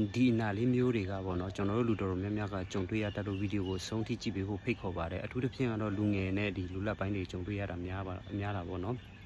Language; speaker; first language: Burmese; non-native, local second language; Shan